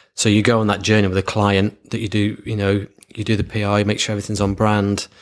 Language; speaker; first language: English; native; English